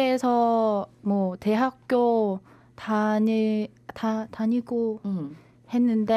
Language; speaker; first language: Korean; non-native, learner; Vietnamese